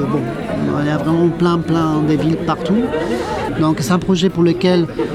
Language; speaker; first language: French; non-native, fluent; Spanish